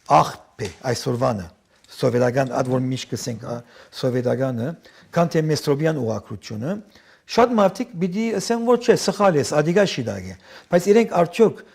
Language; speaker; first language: Armenian; early bilingual, heritage; Armenian